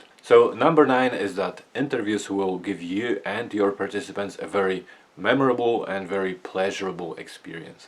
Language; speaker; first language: English; non-native, fluent; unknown